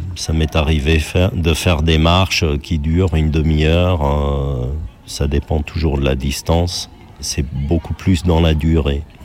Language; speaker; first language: French; non-native, fluent; German